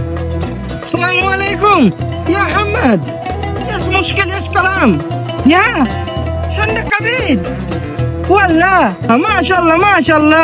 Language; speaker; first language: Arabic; non-native, learner; Bangla